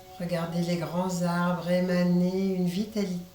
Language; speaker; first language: French; native; French